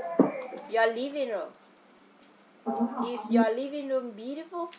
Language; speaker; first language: English; non-native, fluent; Vietnamese